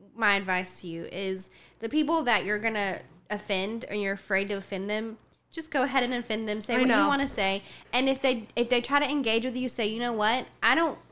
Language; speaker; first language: English; early bilingual, other home language; Spanish